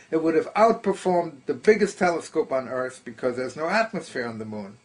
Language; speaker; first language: English; early bilingual, other home language; German